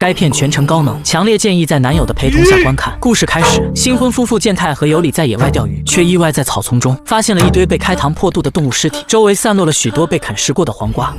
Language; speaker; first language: Chinese; native; Chinese